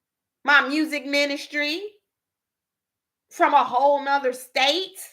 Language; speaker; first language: English; native; English